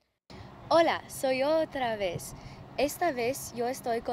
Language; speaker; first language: Spanish; non-native, learner; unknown